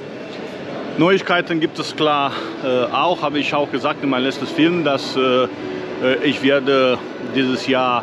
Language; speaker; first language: German; non-native, fluent; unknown